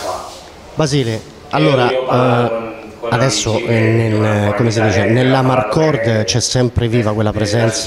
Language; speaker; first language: Italian; native; Italian